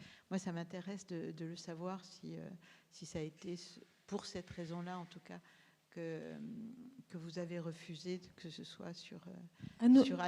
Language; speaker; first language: French; native; French